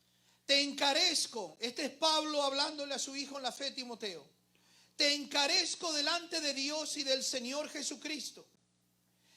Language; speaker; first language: Spanish; native; Spanish